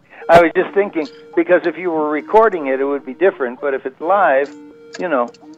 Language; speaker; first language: English; native; English